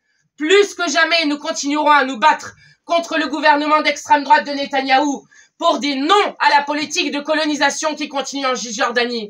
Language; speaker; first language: French; native; French